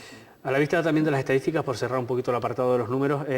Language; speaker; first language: Spanish; native; Spanish